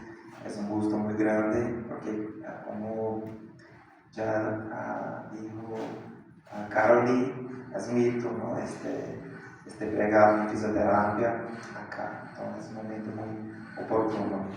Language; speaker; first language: Spanish; non-native, fluent; Portuguese